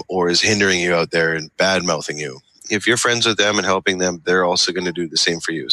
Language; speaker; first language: English; native; English